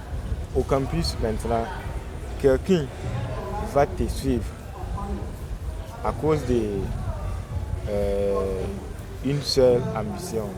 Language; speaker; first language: French; non-native, learner; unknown